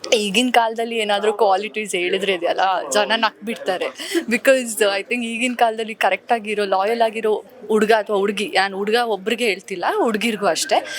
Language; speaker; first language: Kannada; non-native, local second language; Tulu